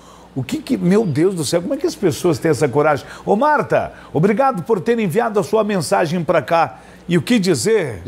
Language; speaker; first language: Portuguese; native; Portuguese